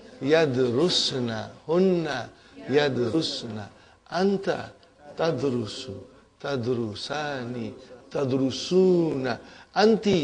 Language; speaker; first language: Arabic; non-native, fluent; English